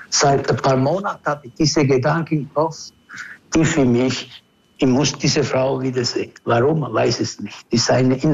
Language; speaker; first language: German; non-native, fluent; Italian